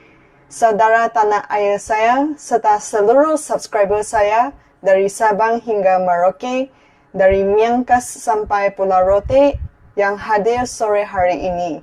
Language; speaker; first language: Indonesian; non-native, fluent; Chinese